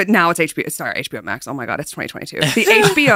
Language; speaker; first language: English; native; English